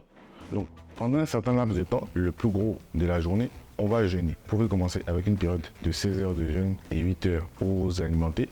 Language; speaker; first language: French; native; French